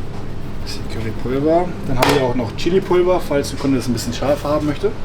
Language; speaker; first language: German; native; German